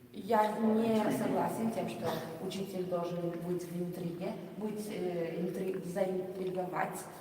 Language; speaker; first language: Russian; non-native, fluent; Italian